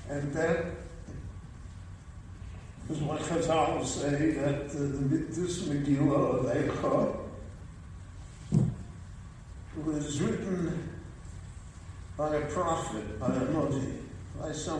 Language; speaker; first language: English; early bilingual, other home language; Yiddish